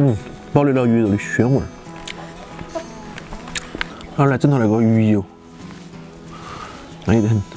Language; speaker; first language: Chinese; native; Chinese